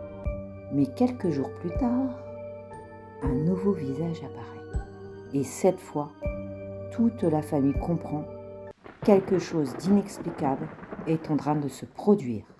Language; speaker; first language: French; native; French